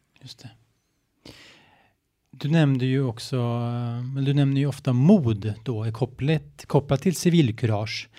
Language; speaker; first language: Swedish; native; Swedish